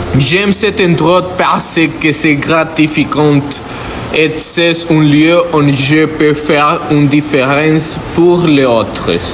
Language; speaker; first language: French; non-native, learner; Spanish